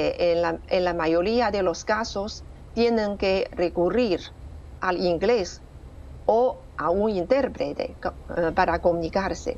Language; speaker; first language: Spanish; non-native, fluent; Chinese